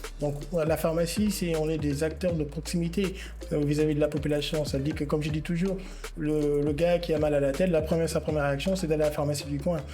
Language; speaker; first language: French; non-native, local second language; Wolof